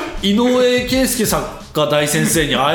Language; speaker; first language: Japanese; native; Japanese